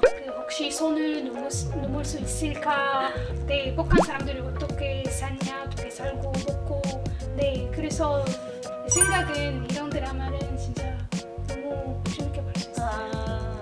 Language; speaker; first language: Korean; non-native, learner; Arabic